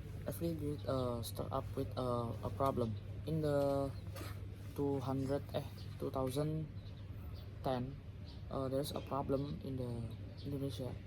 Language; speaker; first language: English; non-native, learner; Indonesian